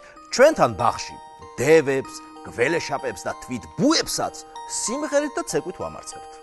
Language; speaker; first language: Georgian; native; Georgian